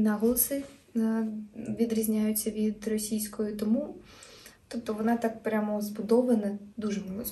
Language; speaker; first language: Ukrainian; non-native, local second language; Russian